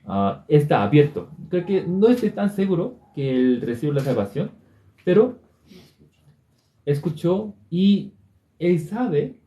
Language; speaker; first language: Spanish; non-native, learner; Korean